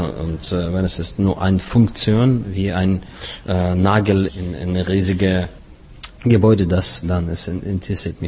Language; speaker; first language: German; non-native, fluent; Russian